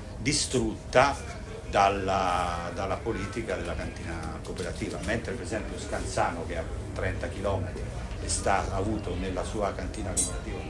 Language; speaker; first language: Italian; native; Italian